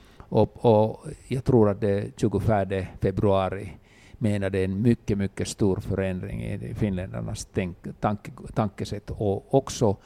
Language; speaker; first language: Swedish; non-native, local second language; Finnish